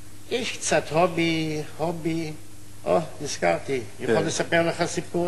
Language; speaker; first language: Hebrew; non-native, fluent; German